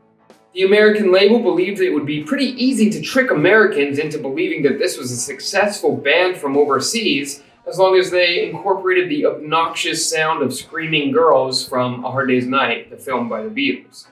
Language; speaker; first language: English; native; English